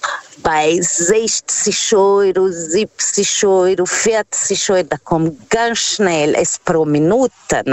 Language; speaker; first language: German; non-native, fluent; Portuguese